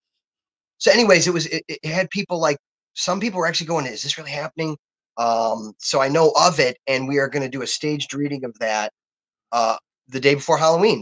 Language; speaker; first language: English; native; English